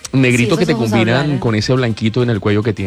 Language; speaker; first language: Spanish; native; Spanish